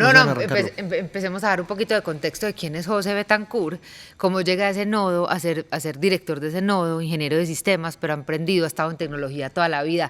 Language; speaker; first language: Spanish; native; Spanish